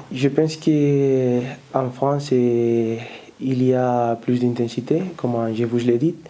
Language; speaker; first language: French; non-native, learner; Spanish